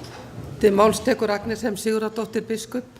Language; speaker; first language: Icelandic; native; Icelandic